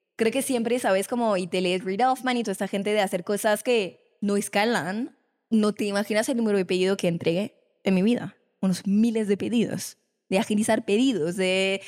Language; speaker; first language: Spanish; non-native, fluent; French